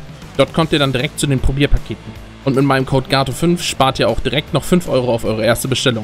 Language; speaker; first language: German; native; German